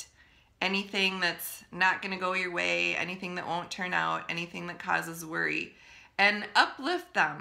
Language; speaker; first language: English; native; English